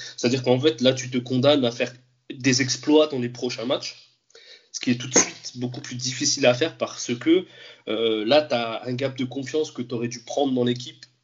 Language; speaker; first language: French; native; French